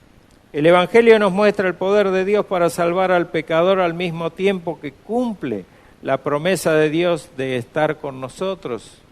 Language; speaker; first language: Spanish; native; Spanish